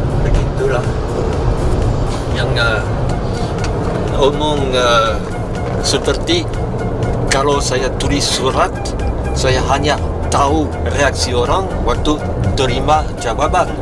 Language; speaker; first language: Indonesian; non-native, fluent; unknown